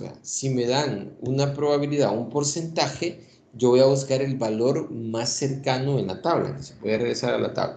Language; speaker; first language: Spanish; native; Spanish